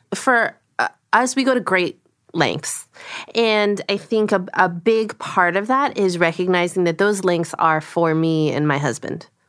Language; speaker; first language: English; early bilingual, other home language; Korean